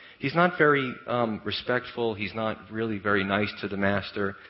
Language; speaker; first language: English; native; English